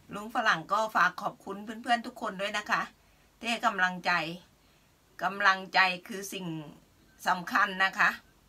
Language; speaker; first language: Thai; native; Thai